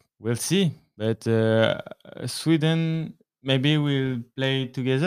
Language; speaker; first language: English; non-native, learner; French